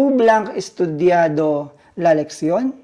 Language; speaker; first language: Spanish; non-native, learner; Filipino